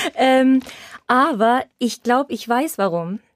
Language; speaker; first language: German; early bilingual, heritage; Polish